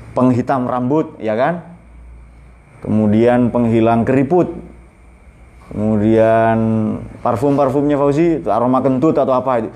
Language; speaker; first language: Indonesian; non-native, local second language; Madurese